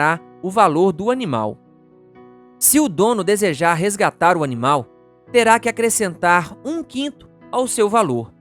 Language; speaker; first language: Portuguese; native; Portuguese